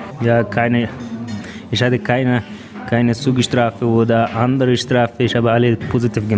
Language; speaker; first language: German; non-native, learner; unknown